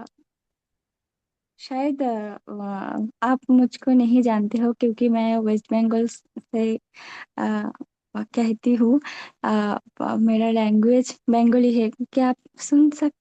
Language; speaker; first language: Hindi; non-native, local second language; Bangla